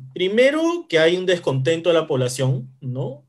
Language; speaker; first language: Spanish; native; Spanish